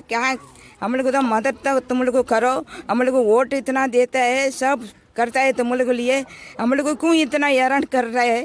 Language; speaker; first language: Hindi; non-native, local second language; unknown